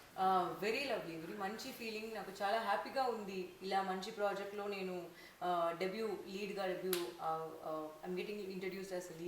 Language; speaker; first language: Telugu; non-native, learner; Tamil